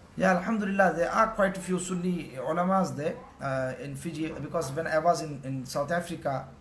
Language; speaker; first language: English; non-native, local second language; Urdu